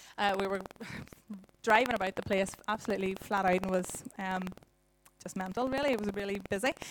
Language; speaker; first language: English; native; English